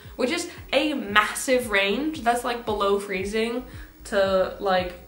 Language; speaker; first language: English; native; English